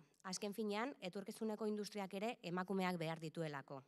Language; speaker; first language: Basque; native; Basque